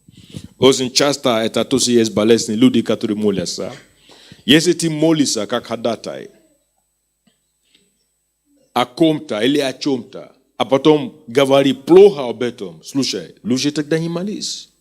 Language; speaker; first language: Russian; non-native, fluent; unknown